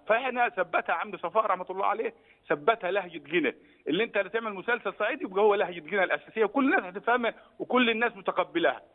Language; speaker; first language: Arabic; native; Arabic